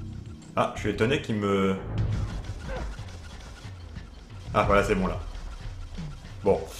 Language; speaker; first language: French; native; French